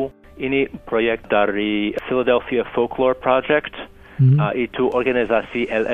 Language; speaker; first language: Indonesian; non-native, fluent; English